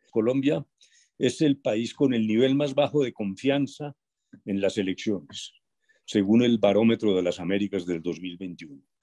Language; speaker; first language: Spanish; native; Spanish